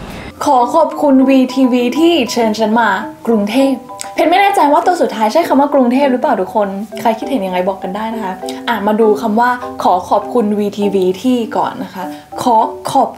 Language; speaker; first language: Thai; native; Thai